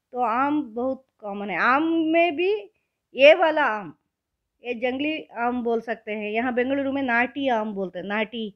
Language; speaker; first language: Hindi; non-native, local second language; Kannada